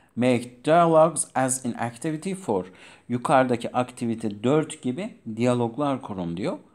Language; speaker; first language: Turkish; non-native, fluent; Persian